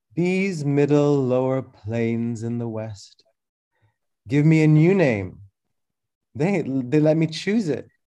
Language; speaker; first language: English; early bilingual, other home language; Arabic